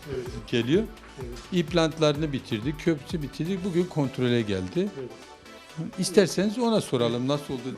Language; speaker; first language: Turkish; native; Turkish